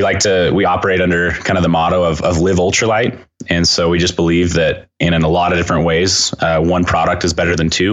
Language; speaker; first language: English; native; English